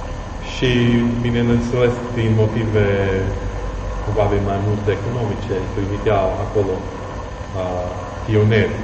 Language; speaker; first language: Romanian; non-native, fluent; English